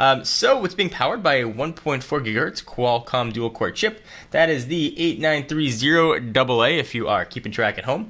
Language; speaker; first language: English; native; English